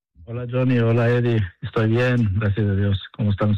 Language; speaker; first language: Spanish; early bilingual, heritage; Spanish